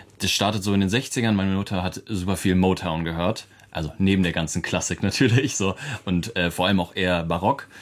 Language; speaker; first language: German; native; German